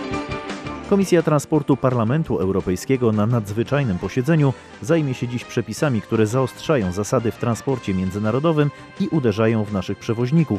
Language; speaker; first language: Polish; native; Polish